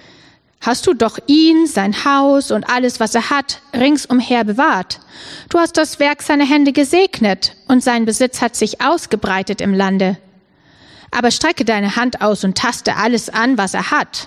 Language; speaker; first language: German; native; German